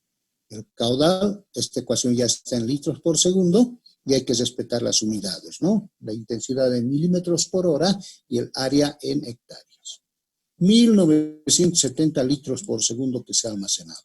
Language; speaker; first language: Spanish; native; Spanish